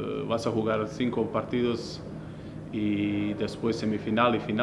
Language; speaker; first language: Spanish; non-native, fluent; Slovenian